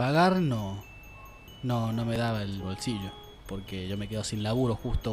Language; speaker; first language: Spanish; native; Spanish